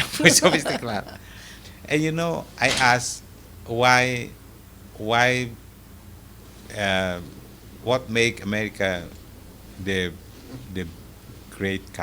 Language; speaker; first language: English; non-native, fluent; Indonesian